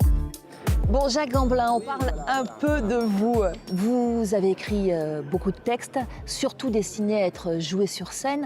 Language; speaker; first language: French; native; French